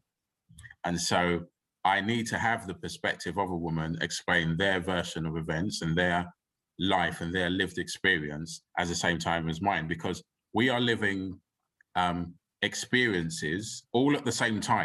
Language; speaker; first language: English; native; English